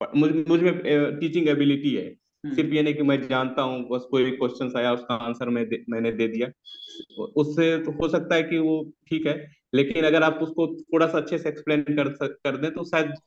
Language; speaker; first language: Hindi; native; Hindi